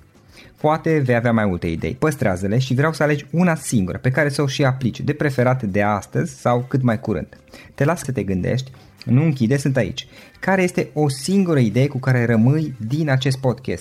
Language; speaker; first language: Romanian; native; Romanian